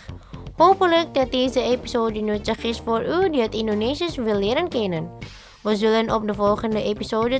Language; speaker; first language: Dutch; non-native, fluent; Indonesian